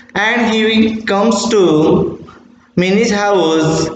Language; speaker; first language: English; non-native, local second language; Marathi